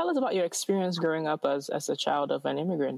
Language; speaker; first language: English; non-native, local second language; Akan